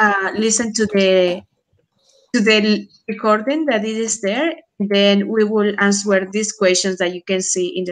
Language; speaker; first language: English; non-native, fluent; Spanish